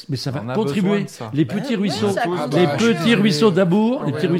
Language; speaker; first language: French; native; French